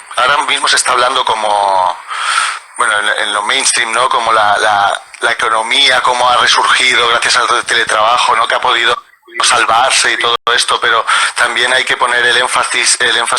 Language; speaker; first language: Spanish; non-native, local second language; Catalan